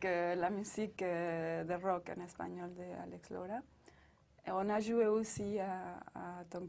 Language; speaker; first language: French; non-native, fluent; Spanish